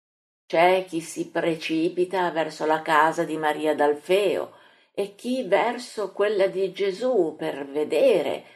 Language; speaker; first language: Italian; native; Italian